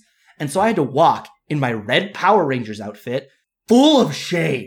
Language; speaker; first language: English; native; English